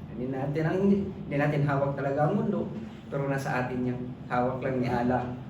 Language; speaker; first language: Filipino; non-native, local second language; Cebuano